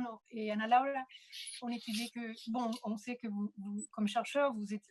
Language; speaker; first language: French; non-native, fluent; Spanish